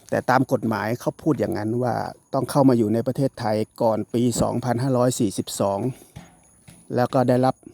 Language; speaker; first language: Thai; non-native, local second language; Northeastern Thai